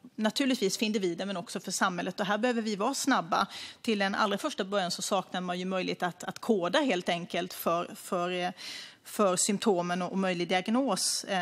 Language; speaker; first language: Swedish; native; Swedish